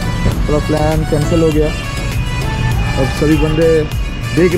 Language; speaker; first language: Hindi; non-native, local second language; Bangla